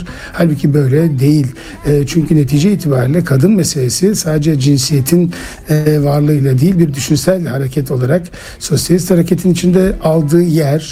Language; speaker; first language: Turkish; native; Turkish